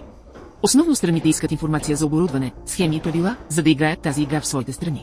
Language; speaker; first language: Bulgarian; native; Bulgarian